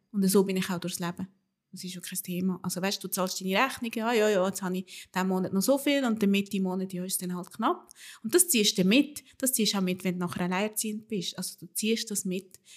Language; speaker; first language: German; early bilingual, other home language; Spanish